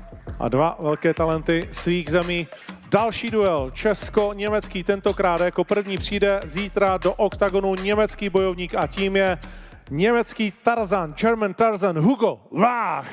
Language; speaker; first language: Czech; native; Czech